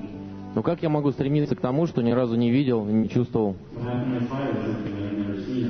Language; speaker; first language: Russian; native; Russian